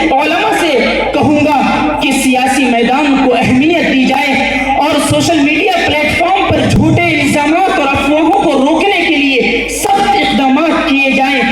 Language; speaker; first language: Urdu; native; Urdu